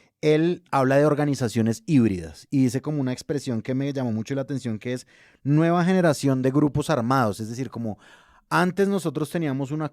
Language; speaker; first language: Spanish; native; Spanish